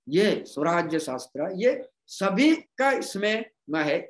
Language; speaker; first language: Hindi; non-native, local second language; Gondi